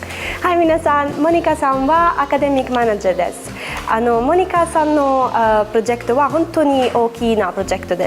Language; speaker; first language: Japanese; non-native, learner; English